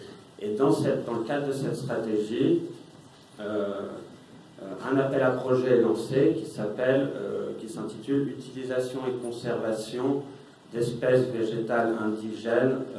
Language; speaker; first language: French; native; French